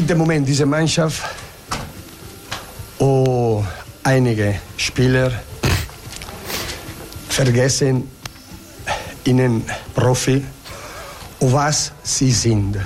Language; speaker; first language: German; non-native, learner; Italian